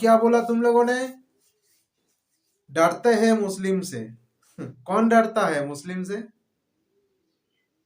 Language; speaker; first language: Hindi; non-native, local second language; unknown